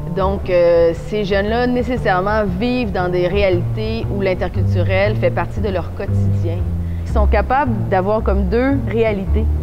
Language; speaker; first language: French; native; French